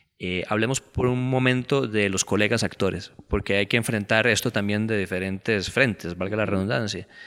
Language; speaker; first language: Spanish; native; Spanish